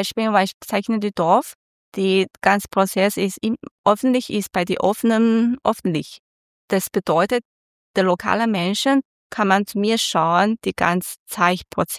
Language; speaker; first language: German; non-native, learner; Chinese